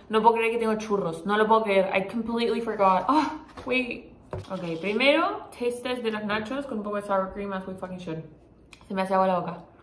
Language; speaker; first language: Spanish; native; Spanish